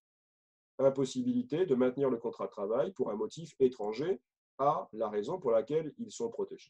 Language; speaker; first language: French; native; French